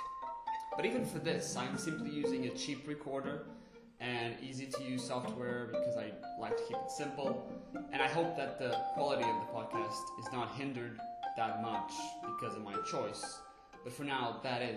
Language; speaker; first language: English; non-native, fluent; Portuguese